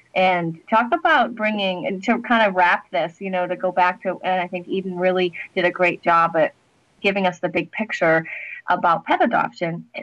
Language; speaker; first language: English; native; English